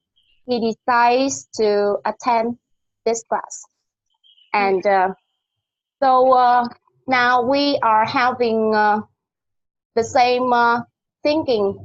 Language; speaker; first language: English; non-native, learner; Vietnamese